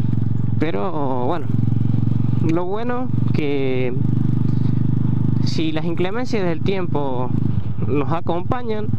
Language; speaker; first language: Spanish; native; Spanish